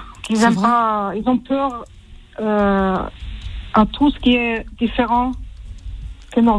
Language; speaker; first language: French; early bilingual, heritage; French